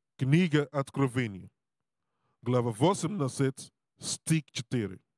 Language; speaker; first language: Russian; non-native, learner; English